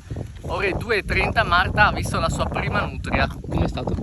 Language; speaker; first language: Italian; native; Italian